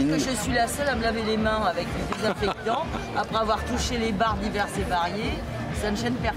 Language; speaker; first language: French; native; French